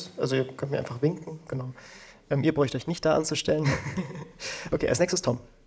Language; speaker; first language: German; native; German